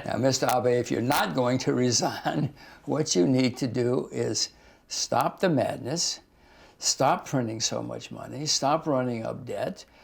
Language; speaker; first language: English; native; English